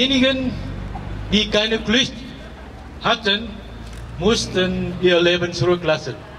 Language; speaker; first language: German; non-native, fluent; Vietnamese